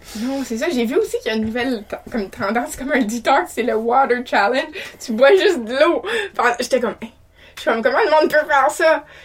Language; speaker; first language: French; native; French